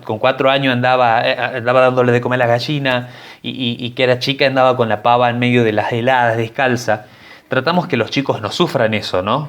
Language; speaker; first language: Spanish; native; Spanish